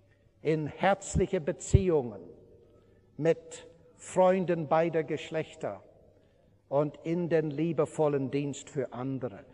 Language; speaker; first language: German; non-native, fluent; English